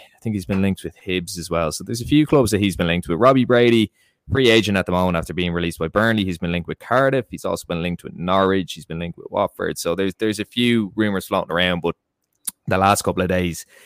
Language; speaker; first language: English; early bilingual, other home language; Portuguese